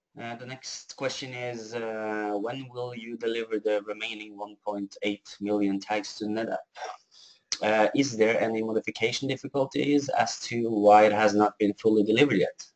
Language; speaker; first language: English; non-native, fluent; Norwegian